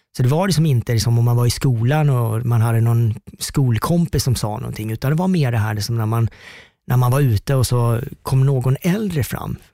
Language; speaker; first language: Swedish; native; Swedish